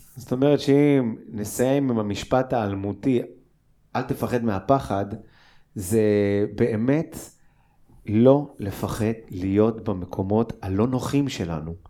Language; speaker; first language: Hebrew; native; Hebrew